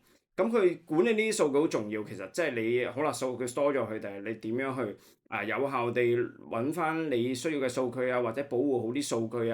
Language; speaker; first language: Cantonese; native; Cantonese